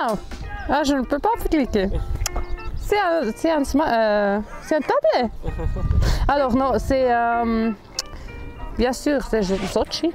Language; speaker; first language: French; non-native, local second language; German